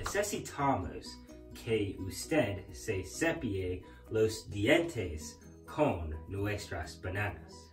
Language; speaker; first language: Spanish; non-native, learner; English